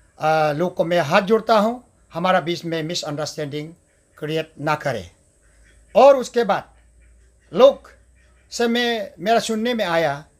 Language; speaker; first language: Hindi; non-native, local second language; Adi